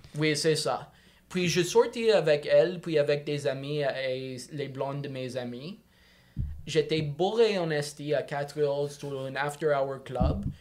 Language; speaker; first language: French; non-native, local second language; English